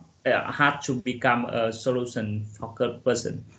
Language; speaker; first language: English; non-native, learner; Vietnamese